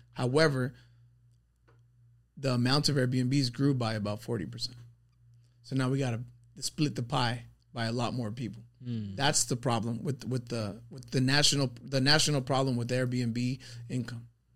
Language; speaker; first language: English; early bilingual, other home language; Spanish